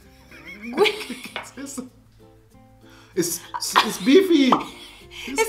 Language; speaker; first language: Spanish; non-native, learner; German